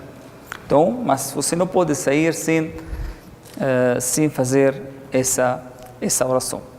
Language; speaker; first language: Portuguese; non-native, fluent; Arabic